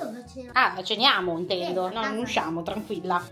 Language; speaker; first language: Italian; native; Italian